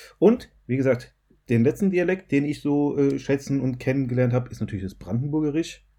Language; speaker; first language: German; native; German